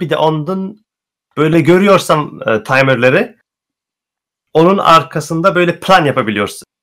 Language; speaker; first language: Turkish; early bilingual, heritage; Turkish